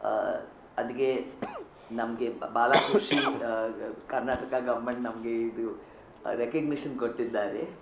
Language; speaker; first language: Kannada; non-native, local second language; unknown